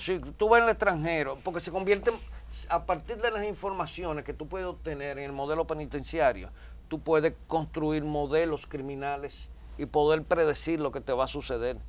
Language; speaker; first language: Spanish; native; Spanish